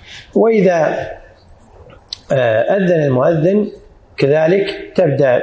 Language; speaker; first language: Arabic; native; Arabic